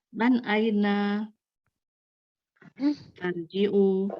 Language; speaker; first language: Arabic; non-native, learner; Indonesian